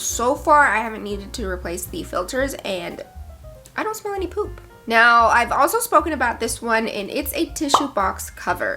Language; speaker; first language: English; native; English